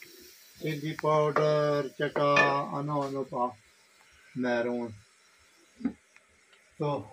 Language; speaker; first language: Filipino; non-native, learner; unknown